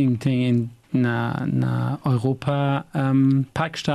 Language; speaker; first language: Portuguese; non-native, fluent; German